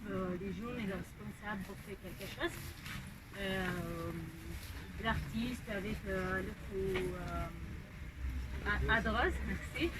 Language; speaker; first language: French; non-native, learner; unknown